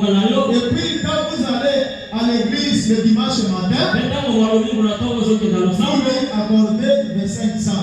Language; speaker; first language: French; non-native, local second language; Lingala